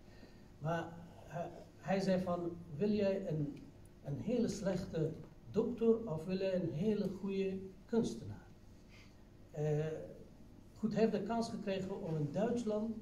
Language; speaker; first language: Dutch; non-native, fluent; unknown